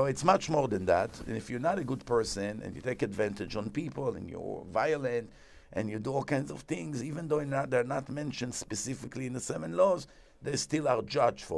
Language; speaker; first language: English; non-native, fluent; Hebrew